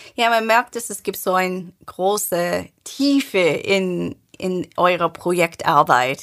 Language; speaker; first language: German; non-native, fluent; English